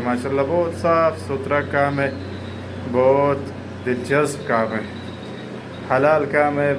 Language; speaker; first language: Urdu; non-native, local second language; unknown